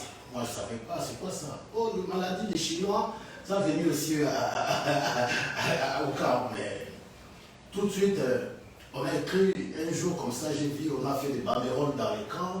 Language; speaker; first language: French; non-native, local second language; Lingala